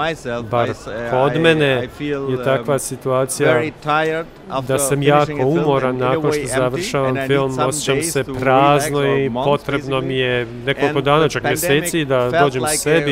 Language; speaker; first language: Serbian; early bilingual, heritage; Albanian